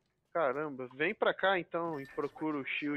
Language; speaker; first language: Portuguese; native; Portuguese